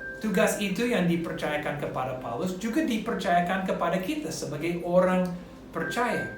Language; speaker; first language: Indonesian; non-native, fluent; English